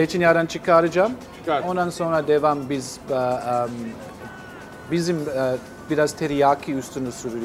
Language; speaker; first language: Turkish; non-native, learner; English